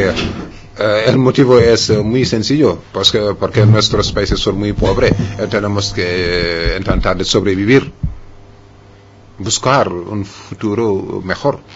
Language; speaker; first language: Spanish; non-native, fluent; Wolof